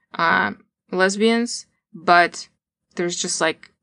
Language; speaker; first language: English; non-native, fluent; Russian